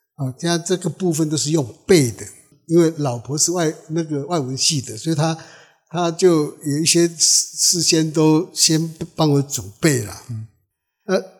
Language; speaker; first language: Chinese; non-native, local second language; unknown